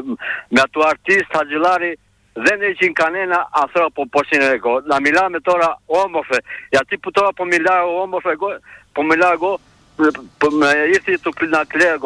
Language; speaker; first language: Greek; non-native, learner; Albanian